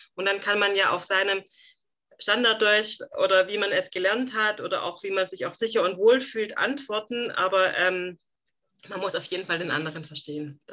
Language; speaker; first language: German; native; German